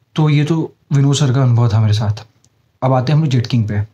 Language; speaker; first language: Hindi; native; Hindi